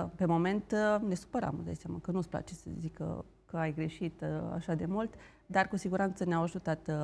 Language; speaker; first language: Romanian; native; Romanian